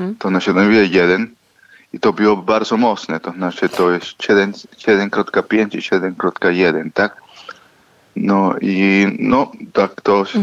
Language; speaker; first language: Polish; non-native, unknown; Spanish